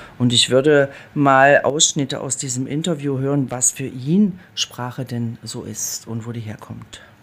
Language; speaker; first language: German; native; German